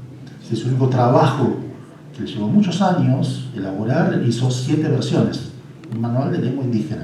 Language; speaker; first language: Spanish; native; Spanish